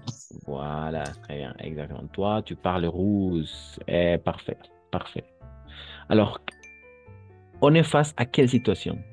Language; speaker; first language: French; non-native, fluent; Spanish